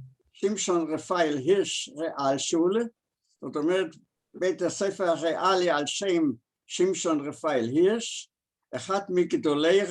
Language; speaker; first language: Hebrew; early bilingual, other home language; German